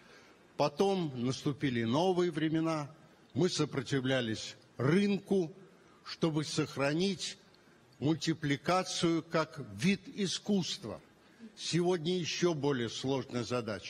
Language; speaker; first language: Russian; native; Russian